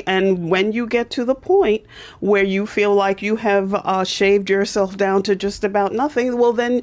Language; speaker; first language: English; native; English